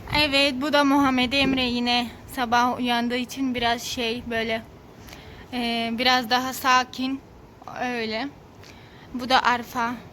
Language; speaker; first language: Turkish; native; Turkish